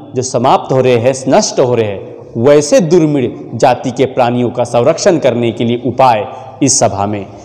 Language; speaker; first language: Hindi; non-native, local second language; Marathi